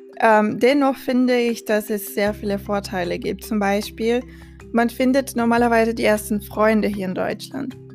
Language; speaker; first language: German; non-native, fluent; Portuguese